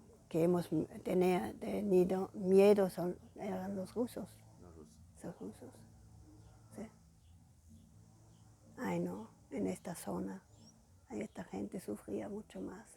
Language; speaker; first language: Spanish; non-native, fluent; German